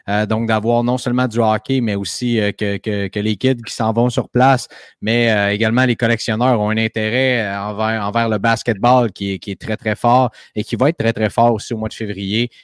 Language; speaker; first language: French; native; French